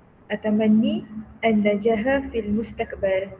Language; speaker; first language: Arabic; non-native, learner; Malay